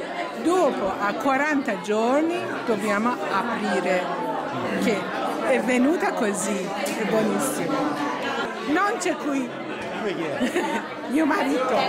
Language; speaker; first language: Italian; non-native, learner; Persian